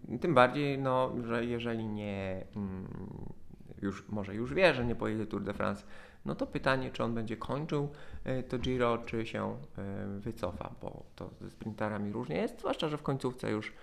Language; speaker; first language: Polish; native; Polish